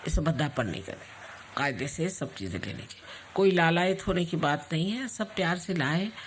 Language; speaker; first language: Hindi; non-native, local second language; Marathi